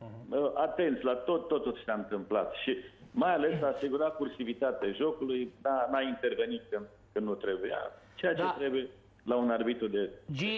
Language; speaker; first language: Romanian; native; Romanian